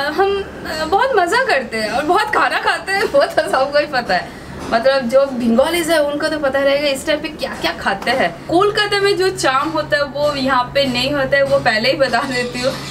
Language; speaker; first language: Hindi; non-native, local second language; Bangla